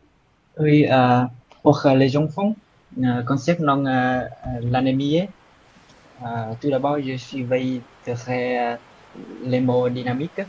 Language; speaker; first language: French; non-native, learner; Vietnamese